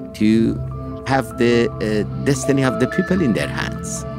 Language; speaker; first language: English; non-native, fluent; Persian